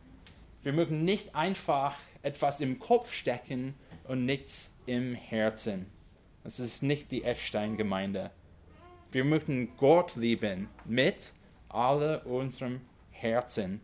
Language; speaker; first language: German; non-native, fluent; English